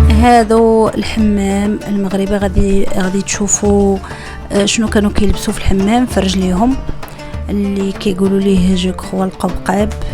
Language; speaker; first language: Arabic; native; Arabic